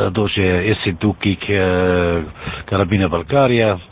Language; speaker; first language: Russian; non-native, learner; German